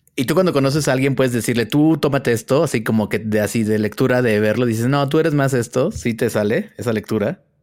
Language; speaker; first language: Spanish; native; Spanish